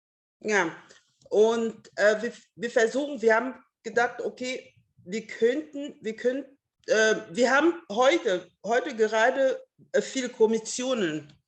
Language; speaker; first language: German; non-native, fluent; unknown